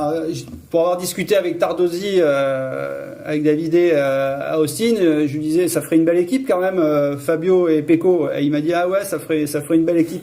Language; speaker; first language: French; native; French